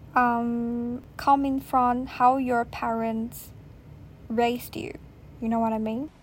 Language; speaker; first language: English; non-native, fluent; Chinese